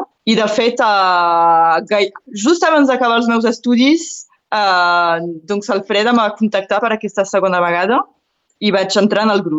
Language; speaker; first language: Catalan; non-native, local second language; French